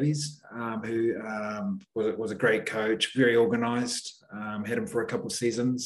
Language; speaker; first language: English; native; English